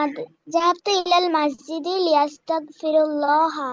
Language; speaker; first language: Arabic; non-native, learner; Bangla